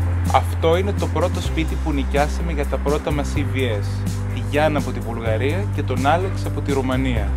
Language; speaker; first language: Greek; native; Greek